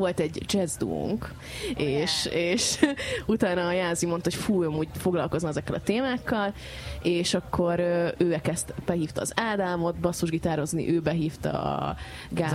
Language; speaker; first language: Hungarian; native; Hungarian